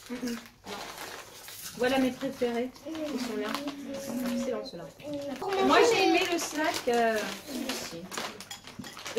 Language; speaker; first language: French; native; French